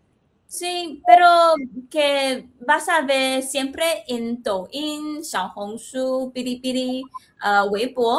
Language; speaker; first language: Spanish; non-native, fluent; Chinese